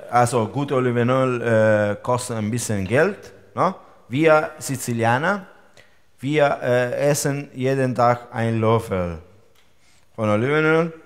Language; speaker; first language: German; non-native, learner; Italian